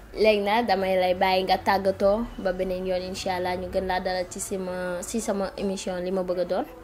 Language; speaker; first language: Wolof; native; Wolof